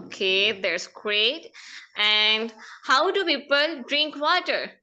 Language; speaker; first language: English; non-native, fluent; Urdu